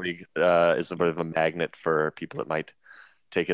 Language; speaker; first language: English; native; English